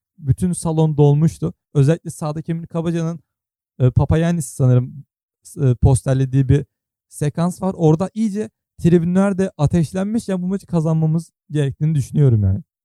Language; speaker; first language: Turkish; native; Turkish